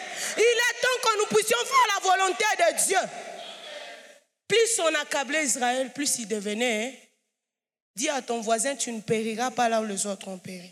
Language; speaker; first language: French; non-native, local second language; Swahili